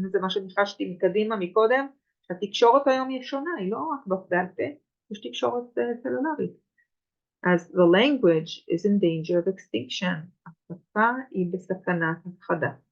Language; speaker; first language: Hebrew; native; Hebrew